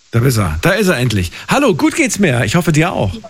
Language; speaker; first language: German; native; German